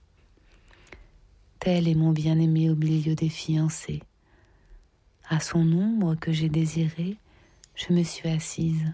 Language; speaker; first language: French; native; French